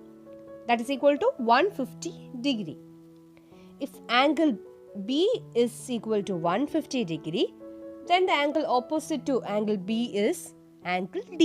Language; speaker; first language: English; non-native, local second language; Malayalam